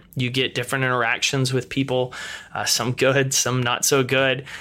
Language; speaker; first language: English; native; English